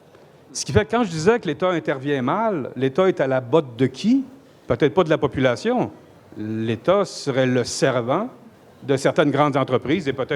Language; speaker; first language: French; native; French